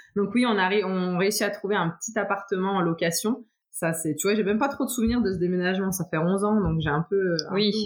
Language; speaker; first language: French; native; French